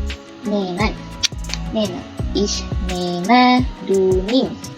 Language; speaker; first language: German; non-native, fluent; Sinhala